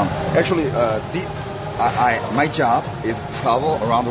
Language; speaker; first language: English; non-native, learner; Korean